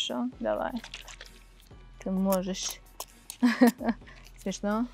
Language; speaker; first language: Russian; non-native, local second language; Azerbaijani